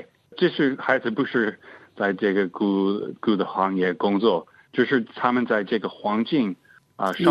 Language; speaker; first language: Chinese; non-native, fluent; English